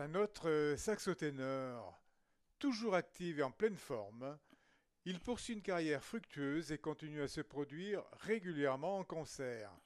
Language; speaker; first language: French; native; French